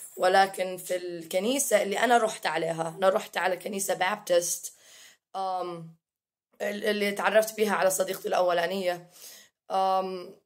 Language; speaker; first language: Arabic; early bilingual, heritage; Arabic